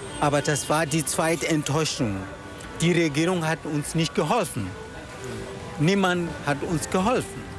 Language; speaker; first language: German; non-native, fluent; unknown